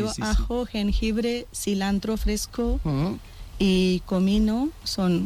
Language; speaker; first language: Spanish; non-native, learner; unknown